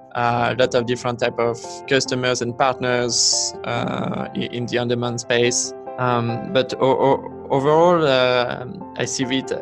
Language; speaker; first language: English; non-native, fluent; French